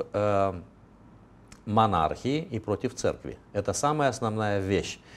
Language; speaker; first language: Russian; non-native, local second language; Romanian